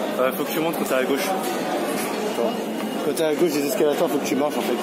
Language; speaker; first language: French; native; French